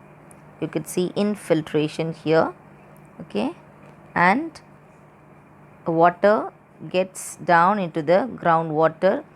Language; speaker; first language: English; non-native, local second language; Tamil